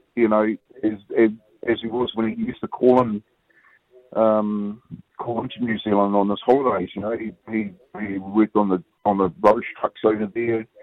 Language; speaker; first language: English; native; English